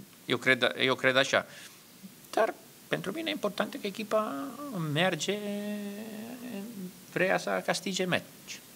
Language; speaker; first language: Romanian; non-native, learner; Italian